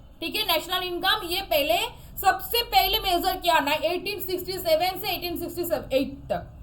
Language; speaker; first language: Hindi; non-native, local second language; Bangla